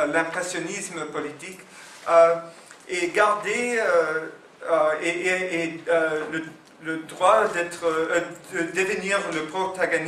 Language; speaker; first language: French; non-native, fluent; English